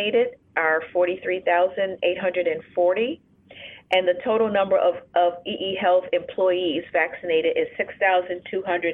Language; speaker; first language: English; native; English